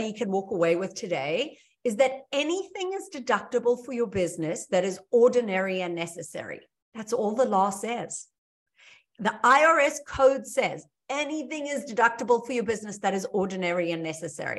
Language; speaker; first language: English; native; English